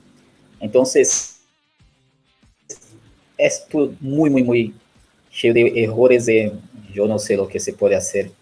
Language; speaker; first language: Spanish; non-native, learner; Portuguese